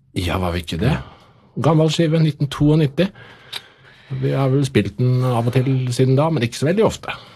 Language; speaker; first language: Norwegian; native; Norwegian